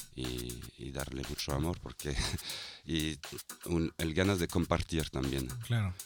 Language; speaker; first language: Spanish; non-native, fluent; French